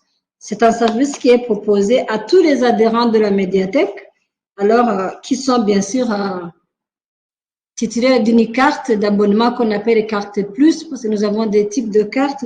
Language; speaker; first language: French; non-native, local second language; Rundi